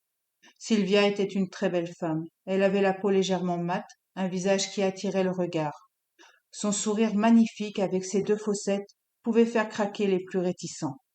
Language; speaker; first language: French; native; French